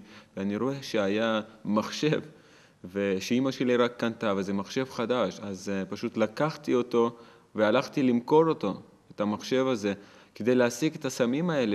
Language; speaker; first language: Hebrew; non-native, fluent; Russian